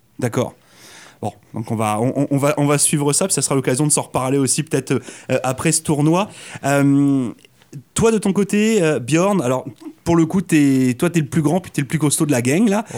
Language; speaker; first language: French; native; French